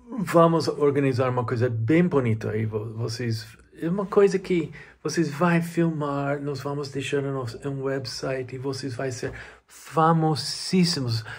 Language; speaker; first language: Portuguese; non-native, learner; English